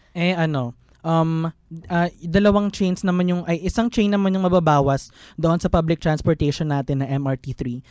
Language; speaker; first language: Filipino; native; Filipino